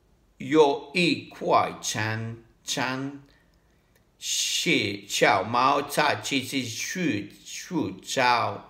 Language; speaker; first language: Chinese; non-native, learner; Italian